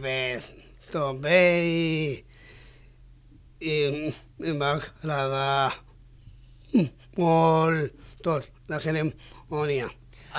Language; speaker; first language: Catalan; non-native, local second language; Spanish